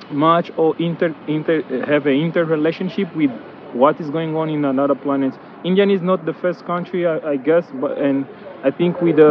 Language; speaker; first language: English; non-native, learner; Portuguese